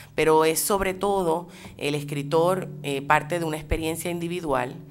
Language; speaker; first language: Spanish; native; Spanish